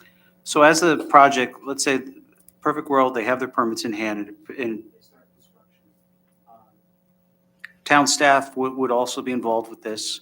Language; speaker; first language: English; native; English